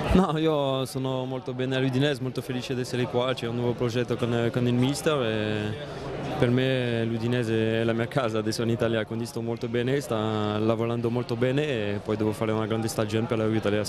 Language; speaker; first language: Italian; non-native, fluent; French